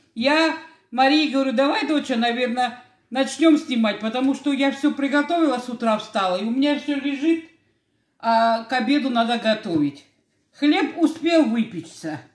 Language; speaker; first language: Russian; non-native, local second language; Georgian